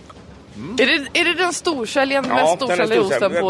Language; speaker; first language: Swedish; native; Swedish